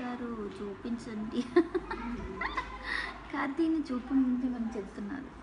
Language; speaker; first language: Telugu; non-native, local second language; Malayalam